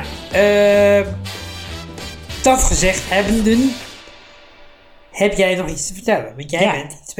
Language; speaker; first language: Dutch; native; Dutch